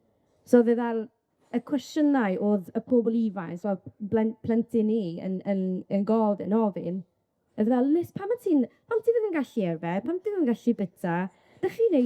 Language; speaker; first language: Welsh; non-native, local second language; English